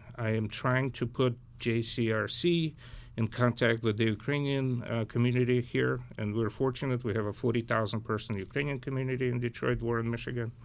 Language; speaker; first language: English; early bilingual, other home language; Ukrainian